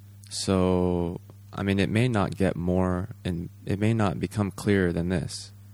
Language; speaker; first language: English; native; English